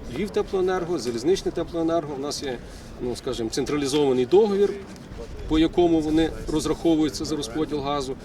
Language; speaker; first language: Ukrainian; native; Ukrainian